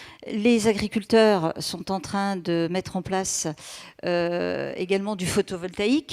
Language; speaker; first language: French; native; French